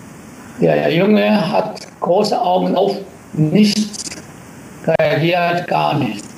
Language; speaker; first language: German; non-native, learner; Japanese